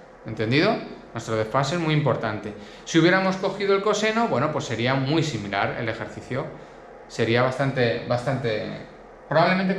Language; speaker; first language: Spanish; native; Spanish